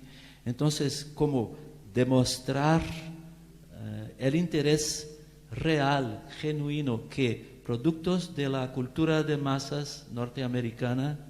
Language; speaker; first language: Spanish; non-native, fluent; Portuguese